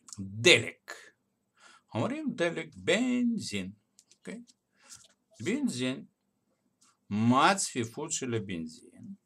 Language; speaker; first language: Hebrew; non-native, fluent; Russian